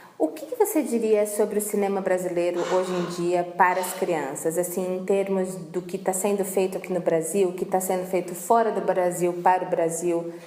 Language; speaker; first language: Portuguese; native; Portuguese